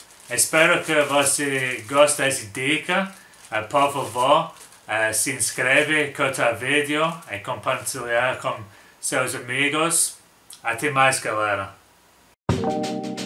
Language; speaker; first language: Portuguese; non-native, learner; English